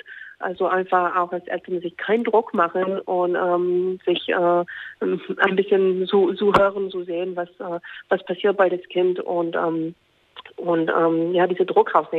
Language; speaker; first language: German; non-native, fluent; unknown